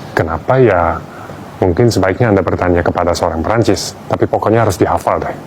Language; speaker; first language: Indonesian; non-native, fluent; English